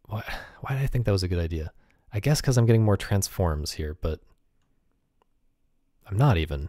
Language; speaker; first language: English; native; English